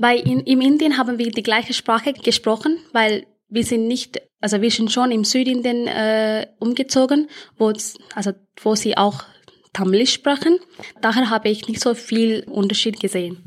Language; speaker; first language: German; early bilingual, other home language; Tamil